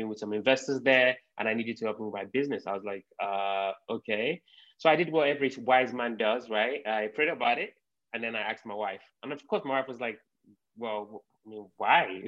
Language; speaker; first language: English; native; English